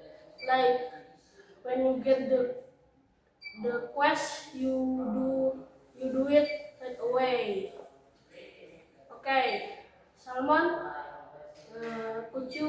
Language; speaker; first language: English; non-native, learner; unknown